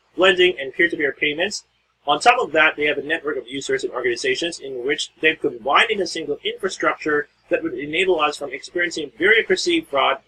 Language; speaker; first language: English; non-native, local second language; Filipino